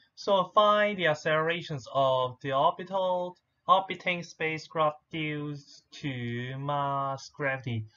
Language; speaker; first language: English; non-native, local second language; Cantonese